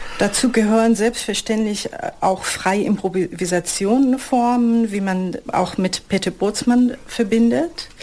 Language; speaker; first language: German; non-native, fluent; Persian